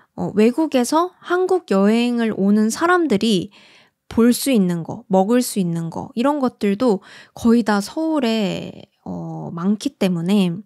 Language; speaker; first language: Korean; native; Korean